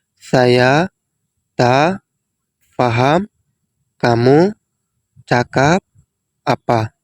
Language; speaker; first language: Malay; non-native, fluent; Bangla